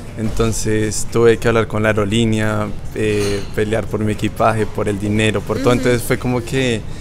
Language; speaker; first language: Spanish; native; Spanish